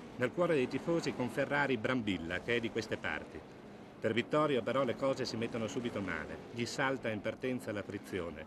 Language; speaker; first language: Italian; native; Italian